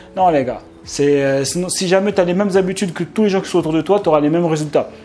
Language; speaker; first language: French; native; French